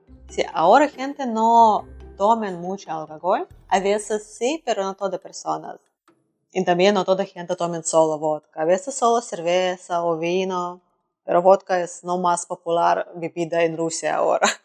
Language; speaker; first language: Spanish; non-native, learner; Russian